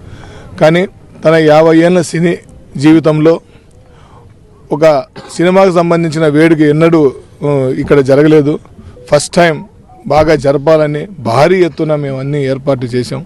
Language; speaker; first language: Telugu; native; Telugu